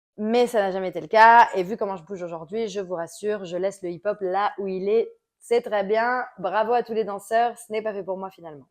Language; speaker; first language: French; native; French